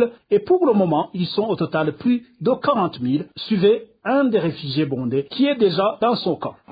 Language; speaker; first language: French; non-native, local second language; Rundi